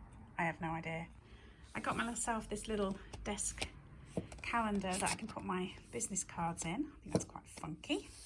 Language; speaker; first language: English; native; English